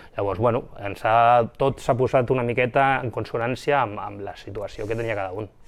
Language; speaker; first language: Catalan; non-native, local second language; Spanish